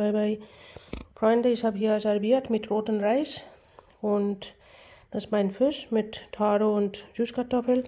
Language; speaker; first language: German; non-native, fluent; Bangla